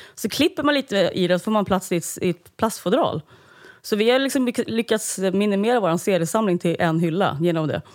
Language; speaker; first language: Swedish; native; Swedish